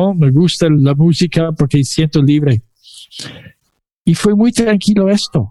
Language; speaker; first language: Spanish; non-native, fluent; English